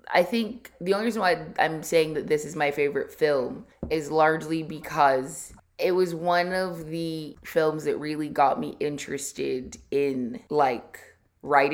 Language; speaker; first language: English; native; English